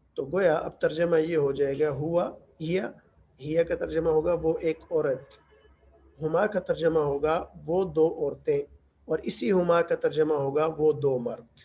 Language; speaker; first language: Urdu; native; Urdu